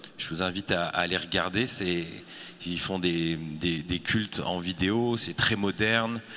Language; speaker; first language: French; native; French